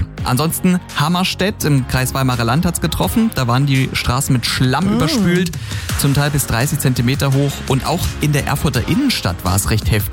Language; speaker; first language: German; native; German